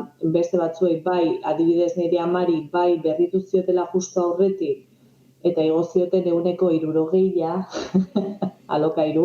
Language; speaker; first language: Basque; non-native, local second language; Spanish